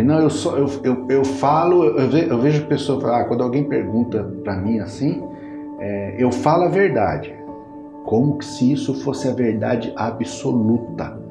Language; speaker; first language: Portuguese; native; Portuguese